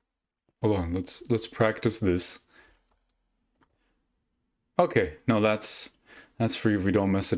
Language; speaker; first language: English; native; English